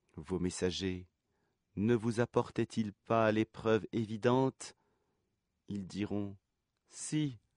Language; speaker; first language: French; native; French